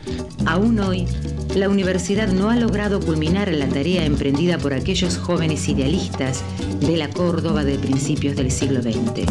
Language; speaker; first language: Spanish; native; Spanish